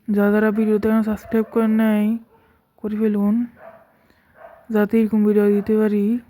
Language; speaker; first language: Bangla; native; Bangla